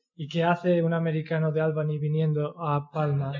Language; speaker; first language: Spanish; native; Spanish